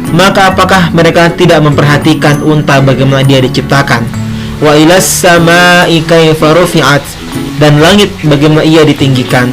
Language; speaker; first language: Indonesian; non-native, local second language; Minangkabau